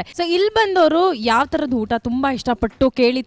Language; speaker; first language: Kannada; native; Kannada